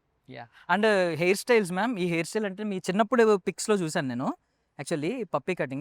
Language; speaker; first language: Telugu; native; Telugu